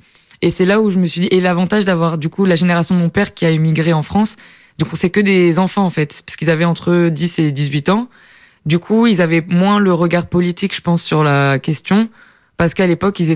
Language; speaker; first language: French; native; French